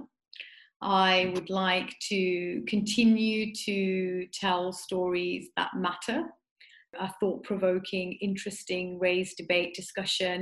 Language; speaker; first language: English; native; English